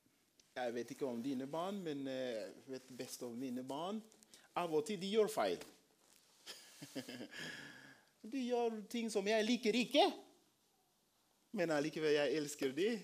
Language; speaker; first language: Norwegian; non-native, fluent; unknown